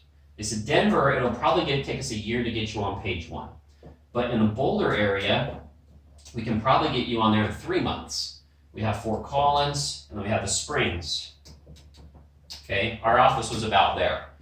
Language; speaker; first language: English; native; English